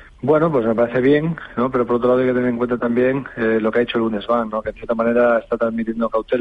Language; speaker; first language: Spanish; native; Spanish